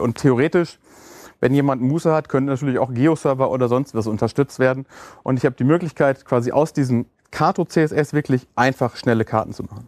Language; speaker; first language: German; native; German